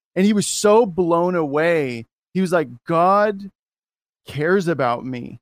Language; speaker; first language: English; native; English